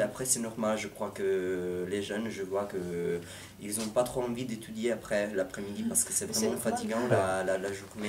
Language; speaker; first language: French; non-native, fluent; Italian